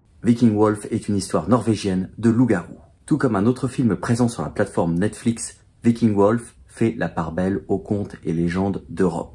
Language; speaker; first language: French; native; French